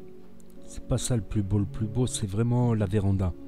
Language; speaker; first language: French; native; French